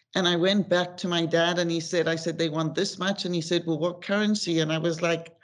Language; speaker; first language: English; native; English